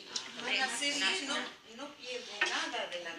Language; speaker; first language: Spanish; non-native, learner; Arabic